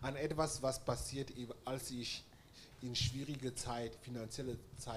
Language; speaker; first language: German; non-native, fluent; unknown